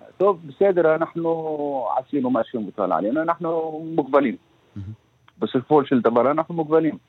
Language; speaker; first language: Hebrew; non-native, local second language; Arabic